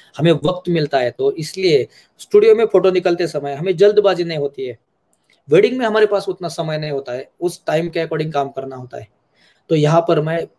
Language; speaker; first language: Hindi; non-native, local second language; Marathi